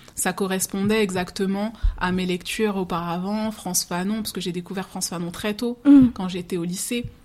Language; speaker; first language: French; native; French